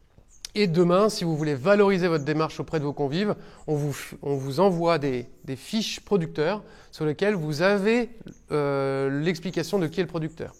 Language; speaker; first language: French; native; French